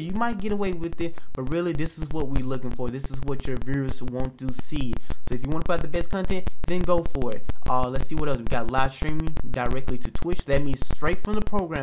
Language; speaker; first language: English; native; English